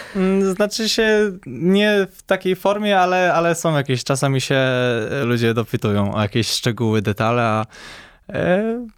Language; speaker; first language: Polish; native; Polish